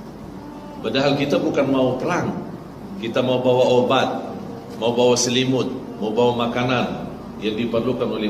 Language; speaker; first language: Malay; non-native, fluent; Arabic